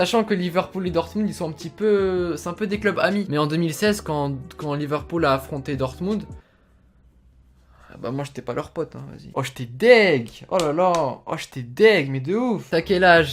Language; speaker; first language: French; native; French